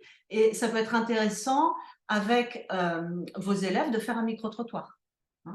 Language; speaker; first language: French; native; French